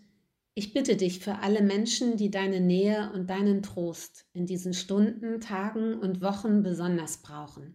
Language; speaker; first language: German; native; German